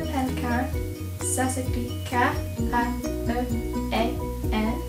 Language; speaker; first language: French; non-native, learner; English